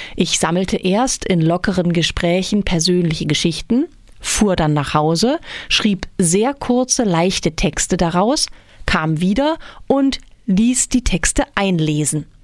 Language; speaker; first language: German; native; German